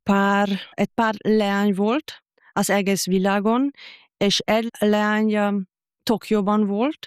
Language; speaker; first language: Hungarian; non-native, fluent; German